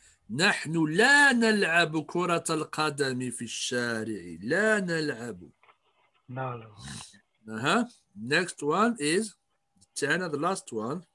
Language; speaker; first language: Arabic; non-native, fluent; English